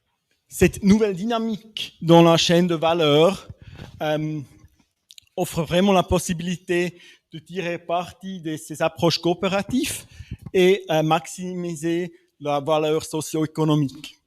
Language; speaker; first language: French; non-native, fluent; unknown